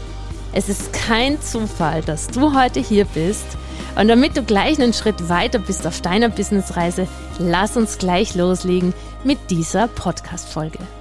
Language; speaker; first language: German; native; German